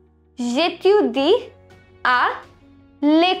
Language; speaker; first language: French; non-native, fluent; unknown